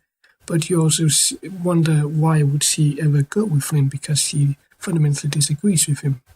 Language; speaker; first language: English; non-native, fluent; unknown